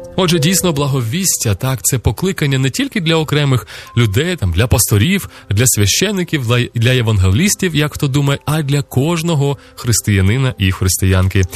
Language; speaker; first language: Ukrainian; native; Ukrainian